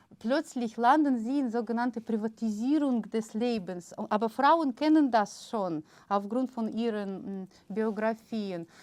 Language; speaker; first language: German; non-native, fluent; Russian